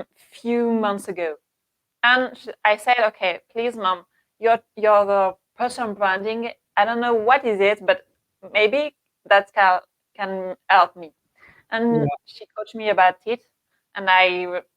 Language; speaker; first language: English; non-native, learner; French